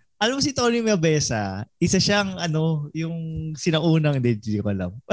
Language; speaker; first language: Filipino; native; Filipino